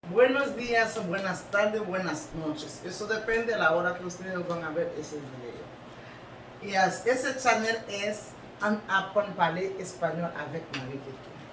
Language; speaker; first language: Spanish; non-native, learner; Haitian Creole